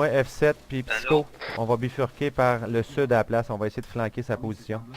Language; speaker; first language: French; native; French